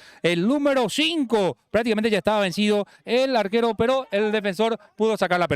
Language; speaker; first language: Spanish; native; Spanish